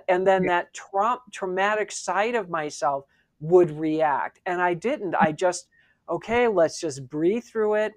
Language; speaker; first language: English; native; English